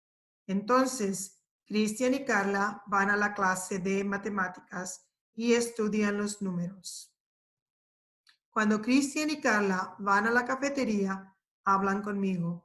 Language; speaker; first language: Spanish; non-native, fluent; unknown